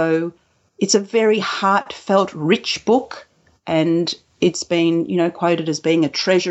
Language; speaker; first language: English; native; English